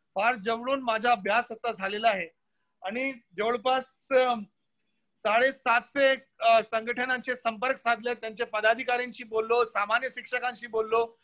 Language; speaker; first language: Marathi; non-native, local second language; Hindi